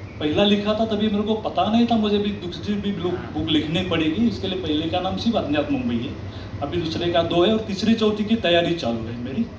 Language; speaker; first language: Hindi; non-native, local second language; Marathi